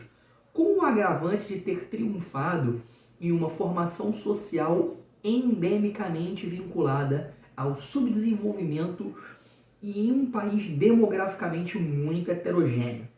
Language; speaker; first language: Portuguese; native; Portuguese